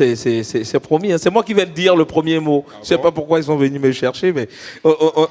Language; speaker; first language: French; native; French